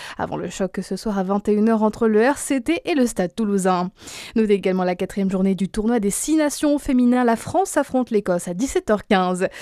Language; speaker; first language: French; native; French